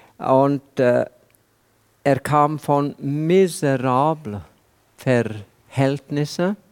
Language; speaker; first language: German; non-native, fluent; Welsh